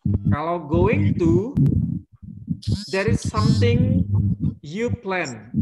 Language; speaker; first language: English; non-native, fluent; Indonesian